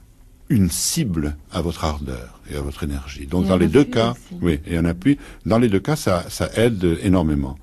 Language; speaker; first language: French; native; French